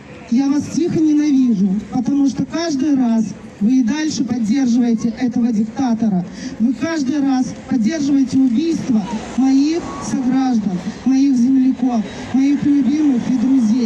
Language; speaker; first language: Russian; native; Russian